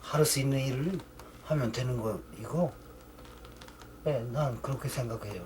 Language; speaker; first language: Korean; early bilingual, heritage; Korean